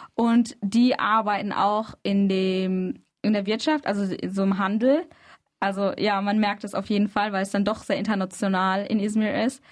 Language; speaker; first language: German; early bilingual, other home language; Arabic